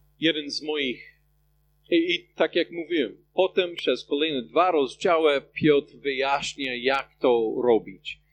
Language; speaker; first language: Polish; non-native, fluent; English